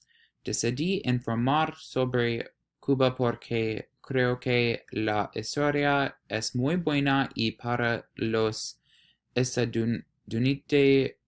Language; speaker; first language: Spanish; non-native, learner; English